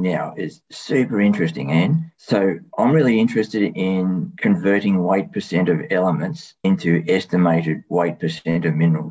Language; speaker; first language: English; native; English